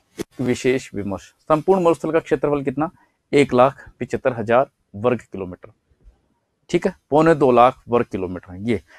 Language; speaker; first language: Hindi; native; Hindi